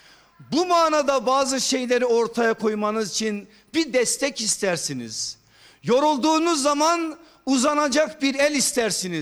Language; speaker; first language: Turkish; native; Turkish